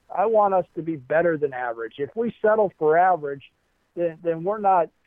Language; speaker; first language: English; native; English